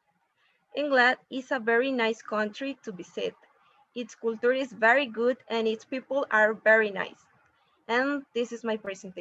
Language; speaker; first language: English; non-native, learner; Spanish